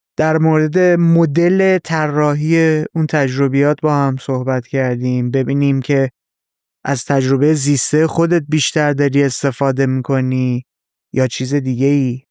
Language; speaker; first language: Persian; native; Persian